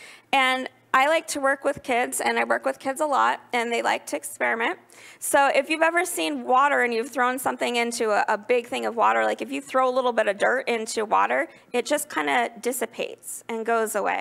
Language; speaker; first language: English; native; English